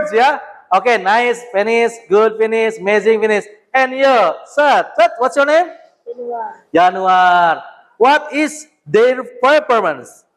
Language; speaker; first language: English; non-native, learner; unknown